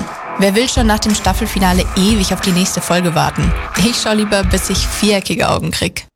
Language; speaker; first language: German; native; German